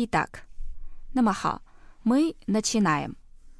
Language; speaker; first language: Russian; non-native, fluent; Chinese